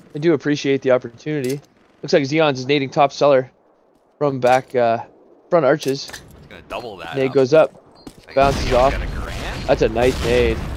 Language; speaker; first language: English; native; English